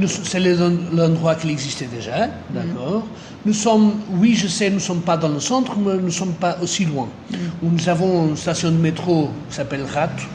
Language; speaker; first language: French; non-native, fluent; Portuguese